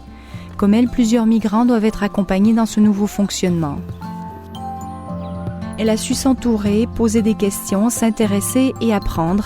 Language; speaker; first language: French; native; French